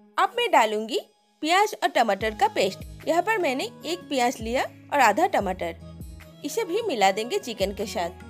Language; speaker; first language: Hindi; non-native, local second language; Bangla